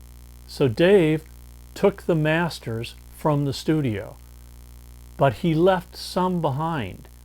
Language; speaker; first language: English; native; English